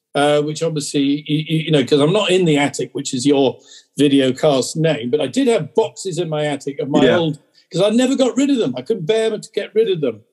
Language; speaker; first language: English; native; English